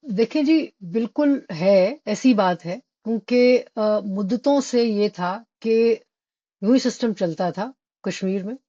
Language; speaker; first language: Urdu; native; Urdu